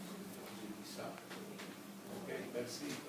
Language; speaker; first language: French; non-native, learner; Italian